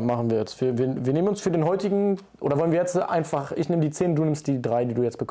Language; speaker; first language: German; native; German